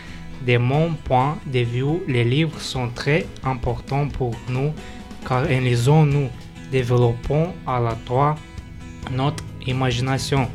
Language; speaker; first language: French; non-native, learner; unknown